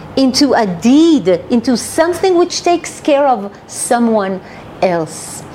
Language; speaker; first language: English; non-native, fluent; Hebrew